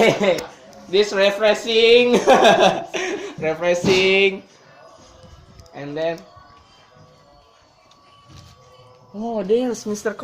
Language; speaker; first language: English; non-native, learner; Indonesian